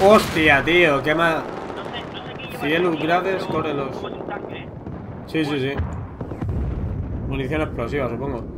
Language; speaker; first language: Spanish; native; Spanish